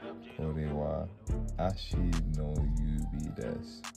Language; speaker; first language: Japanese; non-native, learner; English